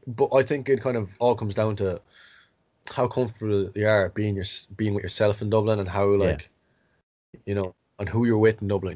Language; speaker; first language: English; native; English